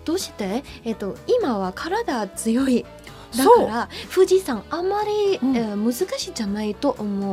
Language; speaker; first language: Japanese; non-native, learner; English